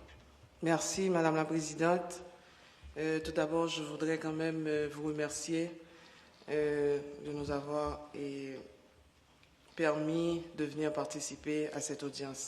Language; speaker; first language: French; non-native, local second language; Haitian Creole